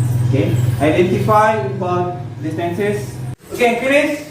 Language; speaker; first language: English; non-native, learner; Indonesian